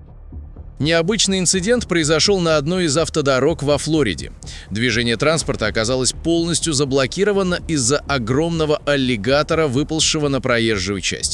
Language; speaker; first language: Russian; native; Russian